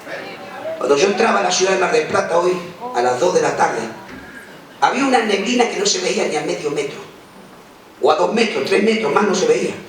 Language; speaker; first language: Spanish; native; Spanish